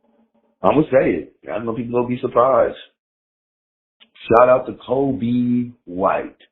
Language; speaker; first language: English; native; English